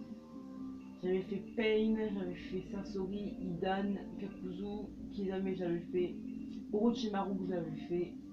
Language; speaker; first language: French; native; French